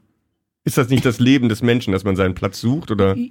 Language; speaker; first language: German; native; German